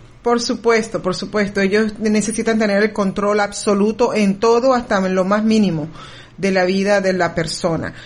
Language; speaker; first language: Spanish; native; Spanish